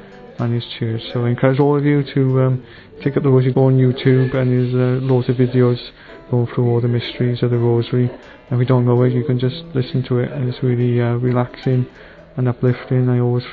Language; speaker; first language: English; native; English